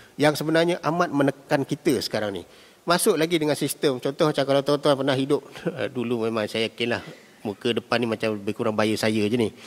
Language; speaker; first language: Malay; native; Malay